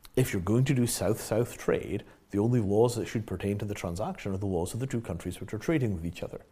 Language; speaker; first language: English; native; English